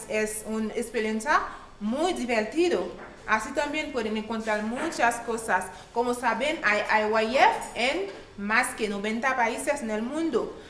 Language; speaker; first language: Spanish; non-native, learner; Haitian Creole